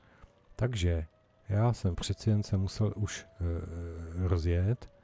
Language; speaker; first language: Czech; native; Czech